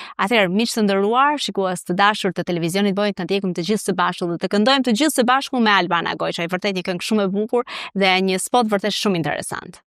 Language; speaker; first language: Albanian; native; Albanian